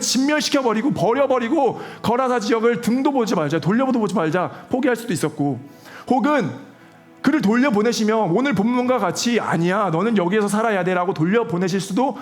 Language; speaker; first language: Korean; native; Korean